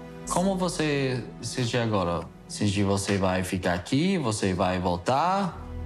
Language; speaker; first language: Portuguese; non-native, learner; English